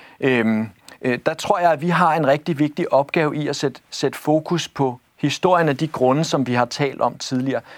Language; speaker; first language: Danish; native; Danish